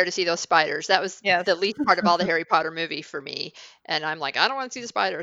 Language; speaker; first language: English; native; English